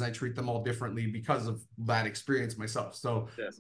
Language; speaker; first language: English; native; English